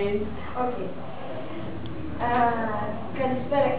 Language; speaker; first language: Greek; non-native, learner; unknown